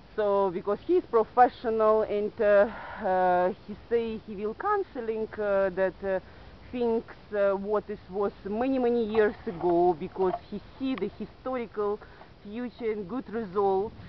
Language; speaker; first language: English; non-native, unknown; Russian